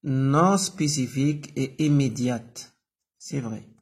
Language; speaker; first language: French; non-native, local second language; Arabic